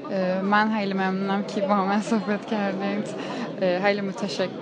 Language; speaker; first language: Persian; non-native, learner; Turkish